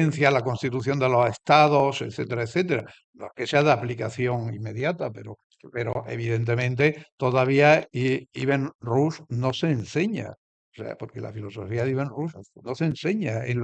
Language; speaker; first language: Spanish; native; Spanish